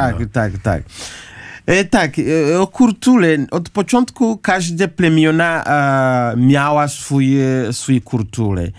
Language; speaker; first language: Polish; non-native, learner; Kinyarwanda